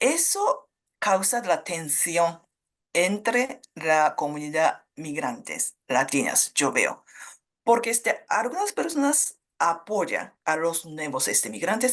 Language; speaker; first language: Spanish; non-native, fluent; Japanese